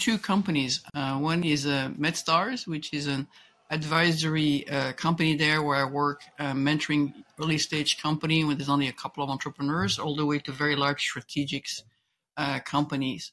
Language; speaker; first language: English; non-native, fluent; French